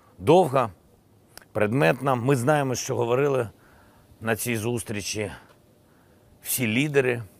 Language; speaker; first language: Ukrainian; non-native, local second language; Russian